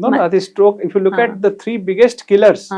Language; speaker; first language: Telugu; non-native, fluent; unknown